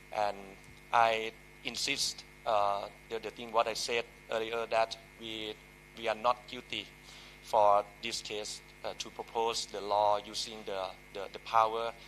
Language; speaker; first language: English; non-native, learner; Thai